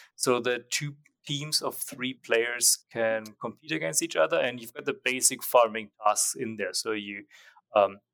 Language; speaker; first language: English; non-native, fluent; German